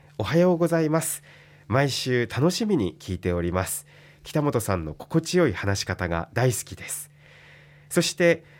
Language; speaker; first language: Japanese; native; Japanese